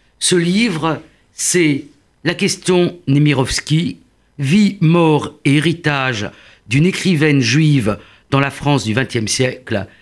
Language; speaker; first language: French; native; French